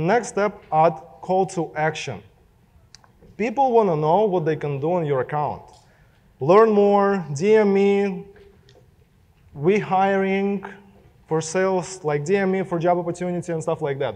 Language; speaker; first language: English; non-native, fluent; Russian